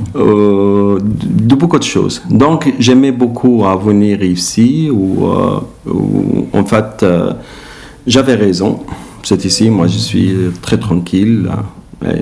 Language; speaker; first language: French; non-native, learner; Arabic